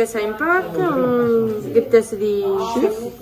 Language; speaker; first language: German; non-native, learner; Italian